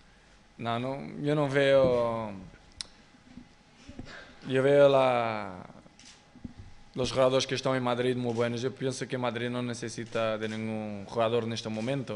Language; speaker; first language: Spanish; non-native, fluent; Portuguese